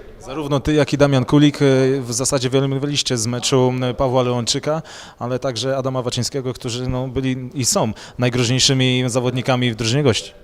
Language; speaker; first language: Polish; native; Polish